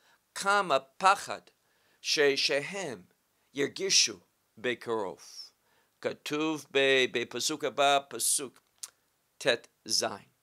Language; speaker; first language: Hebrew; non-native, fluent; English